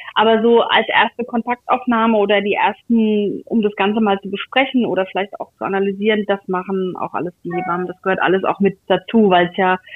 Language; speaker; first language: German; native; German